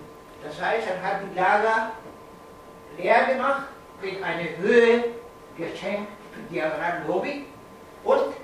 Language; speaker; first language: German; non-native, fluent; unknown